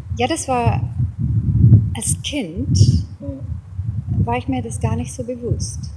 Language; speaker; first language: German; non-native, fluent; Afrikaans